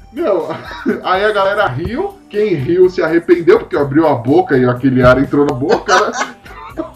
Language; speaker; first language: Portuguese; native; Portuguese